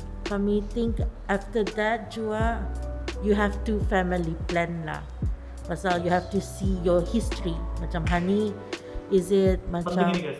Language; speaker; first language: English; non-native, local second language; Malay